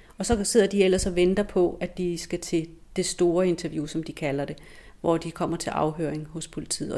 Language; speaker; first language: Danish; native; Danish